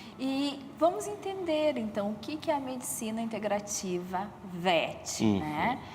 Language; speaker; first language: Portuguese; native; Portuguese